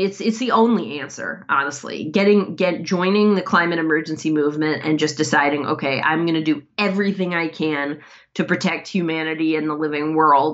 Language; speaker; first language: English; native; English